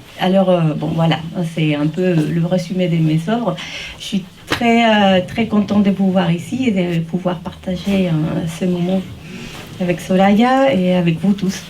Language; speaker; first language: French; early bilingual, heritage; French